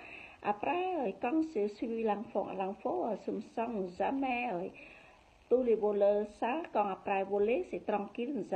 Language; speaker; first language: French; non-native, learner; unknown